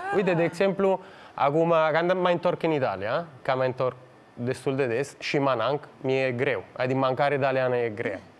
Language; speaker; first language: Romanian; non-native, fluent; Italian